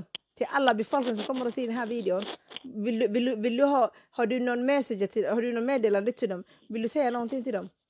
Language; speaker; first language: Swedish; non-native, fluent; Somali